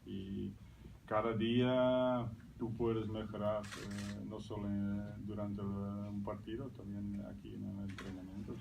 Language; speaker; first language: Spanish; non-native, learner; Dutch